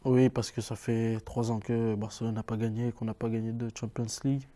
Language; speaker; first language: French; native; French